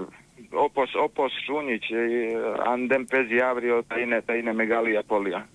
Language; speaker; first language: Greek; non-native, fluent; Serbian